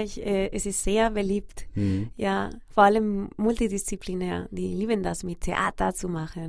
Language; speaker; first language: German; non-native, fluent; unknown